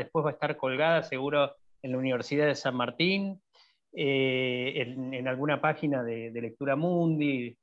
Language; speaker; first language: Spanish; native; Spanish